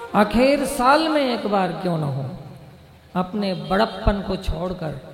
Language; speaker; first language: Hindi; non-native, local second language; Marathi